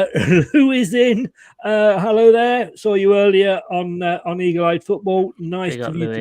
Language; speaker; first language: English; native; English